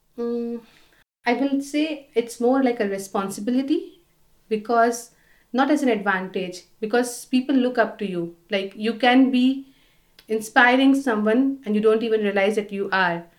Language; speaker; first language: English; non-native, local second language; Hindi